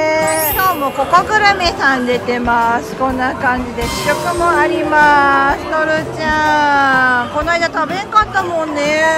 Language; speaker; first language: Japanese; native; Japanese